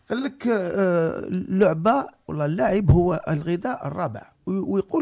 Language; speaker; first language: Arabic; native; Arabic